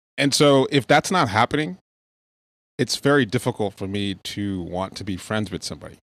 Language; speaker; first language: English; early bilingual, other home language; Yoruba